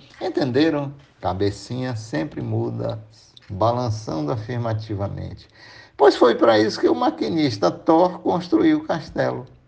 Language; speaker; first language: Portuguese; native; Portuguese